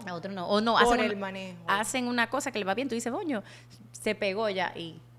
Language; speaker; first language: Spanish; native; Spanish